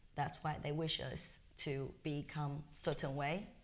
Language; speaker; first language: English; non-native, fluent; Chinese